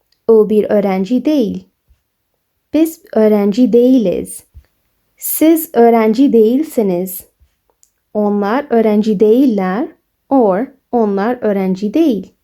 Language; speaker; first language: Turkish; non-native, fluent; English